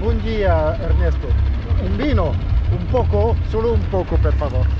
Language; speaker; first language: Spanish; non-native, learner; French